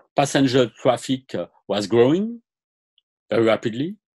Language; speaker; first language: English; non-native, fluent; French